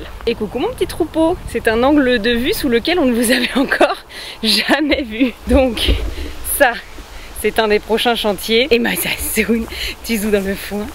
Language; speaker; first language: French; native; French